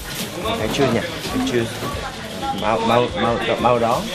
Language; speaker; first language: Vietnamese; non-native, learner; Korean